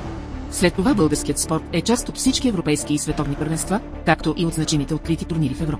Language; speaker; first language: Bulgarian; native; Bulgarian